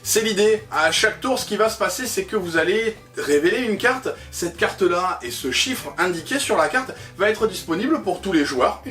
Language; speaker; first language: French; native; French